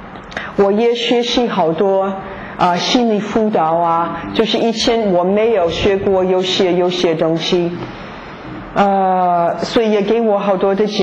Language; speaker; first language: Chinese; non-native, fluent; English